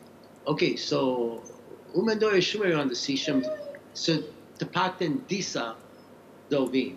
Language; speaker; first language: Albanian; early bilingual, heritage; English